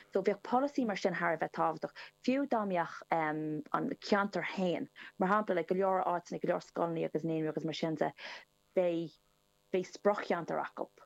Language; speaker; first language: Irish; non-native, local second language; English